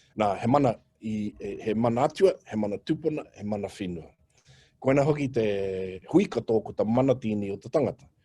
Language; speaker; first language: Māori; non-native, local second language; English